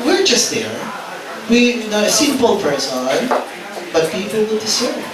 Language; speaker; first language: English; non-native, local second language; Filipino